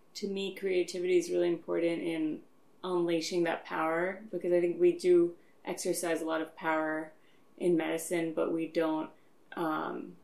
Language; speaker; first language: English; native; English